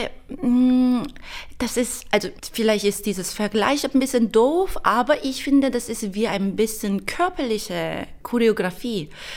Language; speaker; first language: German; non-native, fluent; Korean